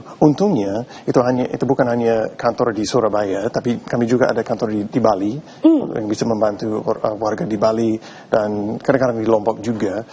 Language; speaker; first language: Indonesian; non-native, fluent; English